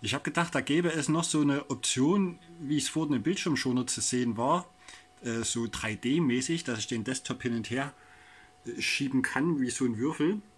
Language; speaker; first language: German; native; German